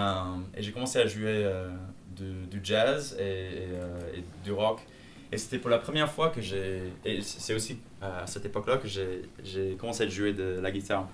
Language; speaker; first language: French; non-native, fluent; English